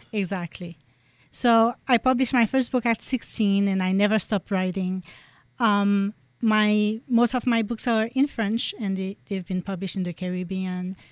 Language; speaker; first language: English; non-native, fluent; French